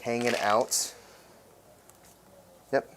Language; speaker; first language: English; native; English